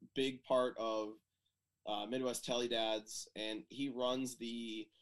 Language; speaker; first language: English; native; English